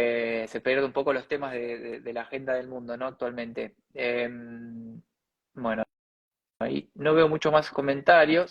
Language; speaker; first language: Spanish; native; Spanish